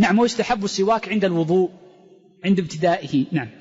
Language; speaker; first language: Arabic; native; Arabic